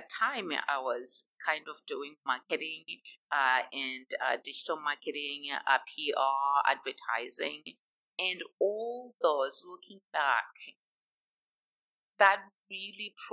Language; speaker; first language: English; non-native, local second language; Shona